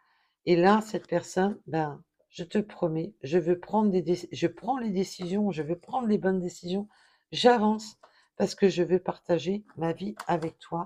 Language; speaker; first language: French; native; French